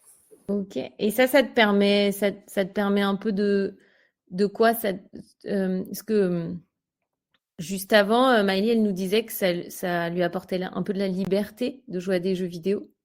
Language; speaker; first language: French; native; French